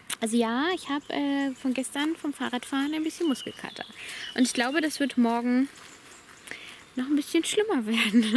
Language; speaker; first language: German; native; German